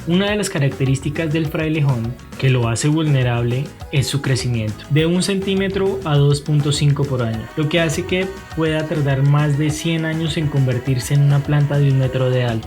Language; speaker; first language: Spanish; native; Spanish